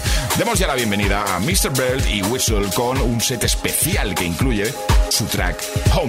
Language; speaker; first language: Spanish; native; Spanish